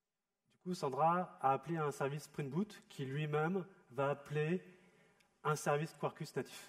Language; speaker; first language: French; native; French